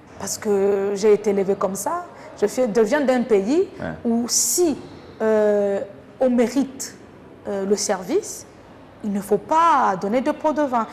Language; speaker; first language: French; non-native, local second language; Kinyarwanda